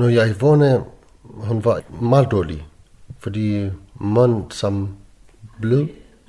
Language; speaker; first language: Danish; non-native, learner; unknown